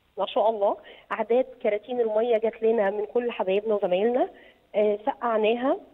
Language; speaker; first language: Egyptian Arabic; native; Egyptian Arabic